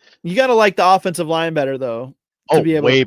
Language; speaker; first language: English; native; English